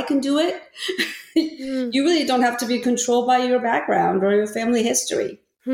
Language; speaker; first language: English; early bilingual, other home language; Korean